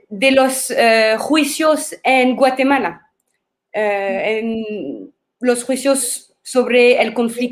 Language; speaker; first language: Spanish; non-native, fluent; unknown